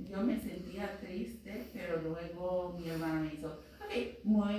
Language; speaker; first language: Spanish; non-native, fluent; English